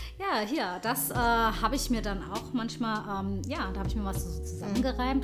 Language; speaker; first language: German; early bilingual, other home language; Somali